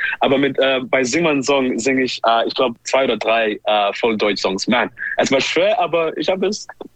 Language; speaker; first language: German; non-native, learner; English